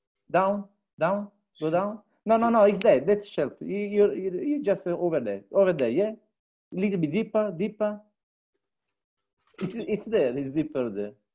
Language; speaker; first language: English; non-native, fluent; Italian